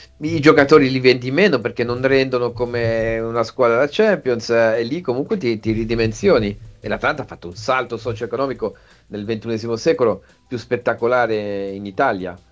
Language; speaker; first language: Italian; native; Italian